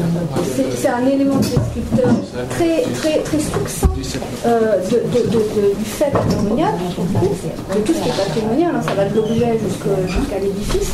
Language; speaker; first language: French; native; French